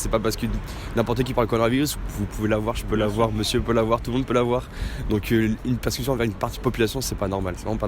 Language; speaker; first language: French; native; French